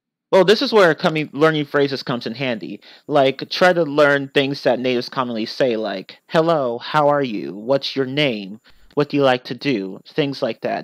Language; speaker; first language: English; native; English